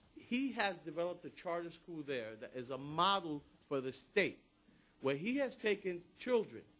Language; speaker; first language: English; early bilingual, other home language; Spanish